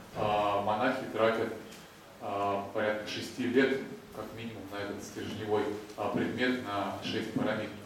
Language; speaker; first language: Russian; native; Russian